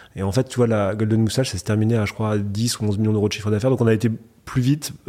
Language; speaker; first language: French; native; French